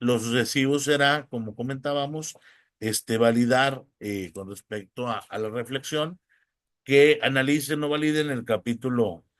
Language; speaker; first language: Spanish; native; Spanish